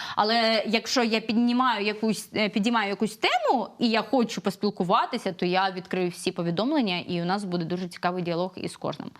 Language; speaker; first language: Ukrainian; non-native, local second language; Russian